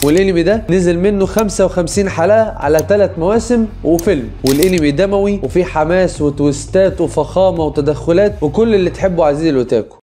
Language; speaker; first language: Arabic; native; Arabic